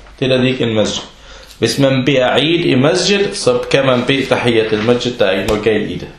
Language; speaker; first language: Danish; early bilingual, other home language; Arabic